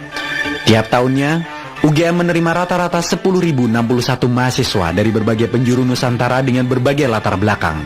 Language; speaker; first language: Indonesian; native; Indonesian